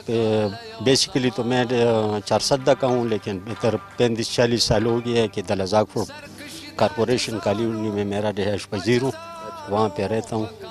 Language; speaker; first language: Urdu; non-native, local second language; Pashto